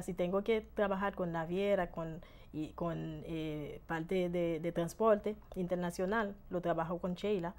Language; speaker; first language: Spanish; non-native, fluent; Haitian Creole